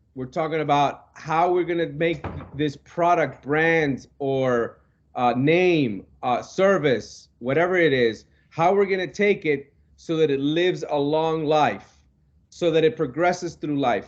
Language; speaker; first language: English; non-native, local second language; Spanish